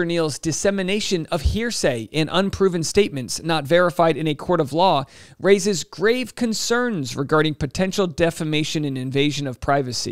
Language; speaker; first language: English; native; English